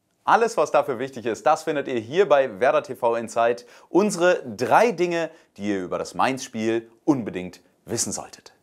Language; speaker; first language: German; native; German